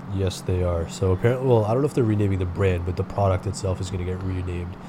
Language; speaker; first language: English; early bilingual, other home language; Hindi